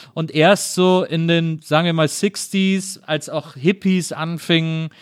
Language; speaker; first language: German; native; German